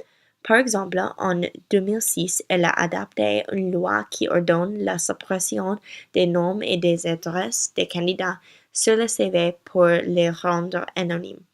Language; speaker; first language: French; non-native, learner; English